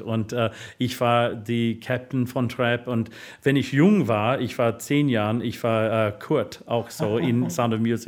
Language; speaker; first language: German; non-native, fluent; English